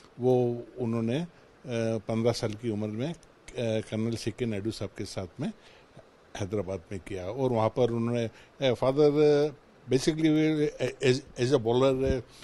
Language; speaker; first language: Hindi; native; Hindi